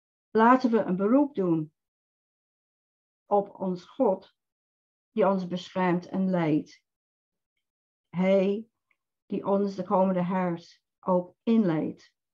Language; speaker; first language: Dutch; non-native, fluent; English